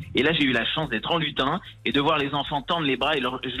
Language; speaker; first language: French; native; French